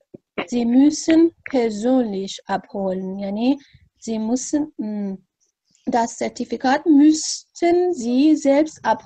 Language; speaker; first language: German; non-native, fluent; Persian